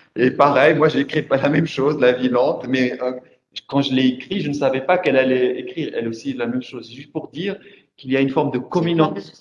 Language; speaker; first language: French; non-native, local second language; Arabic